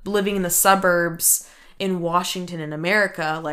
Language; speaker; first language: English; early bilingual, other home language; Russian